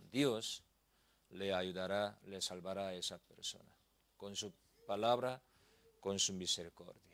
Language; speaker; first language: Spanish; non-native, learner; Korean